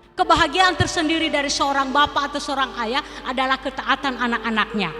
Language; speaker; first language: Indonesian; non-native, local second language; Nias